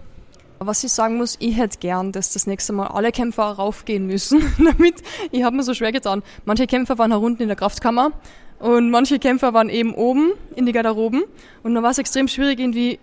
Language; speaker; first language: German; native; German